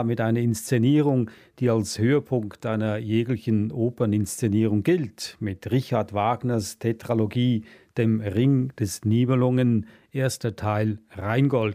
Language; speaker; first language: German; native; German